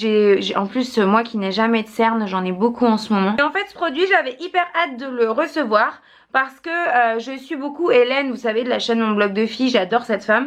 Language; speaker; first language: French; native; French